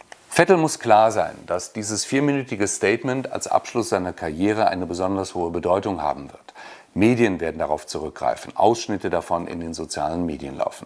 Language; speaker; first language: German; native; German